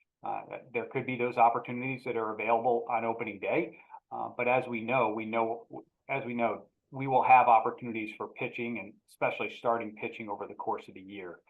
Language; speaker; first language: English; native; English